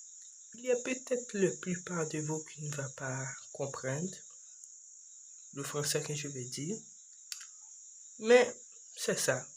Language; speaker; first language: French; non-native, learner; English